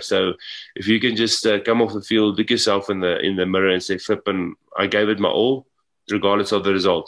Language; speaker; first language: English; non-native, local second language; Afrikaans